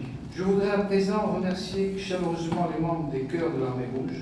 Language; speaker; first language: French; native; French